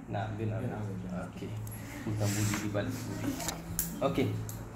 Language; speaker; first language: Arabic; non-native, fluent; Malay